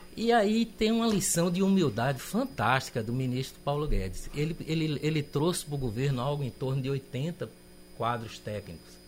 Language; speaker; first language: Portuguese; native; Portuguese